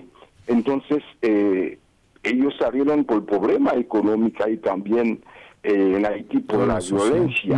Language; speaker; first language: Spanish; non-native, fluent; Haitian Creole